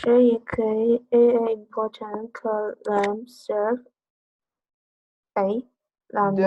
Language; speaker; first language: French; non-native, learner; English